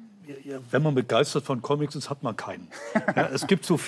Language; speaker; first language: German; native; German